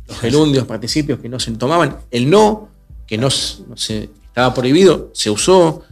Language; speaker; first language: Spanish; native; Spanish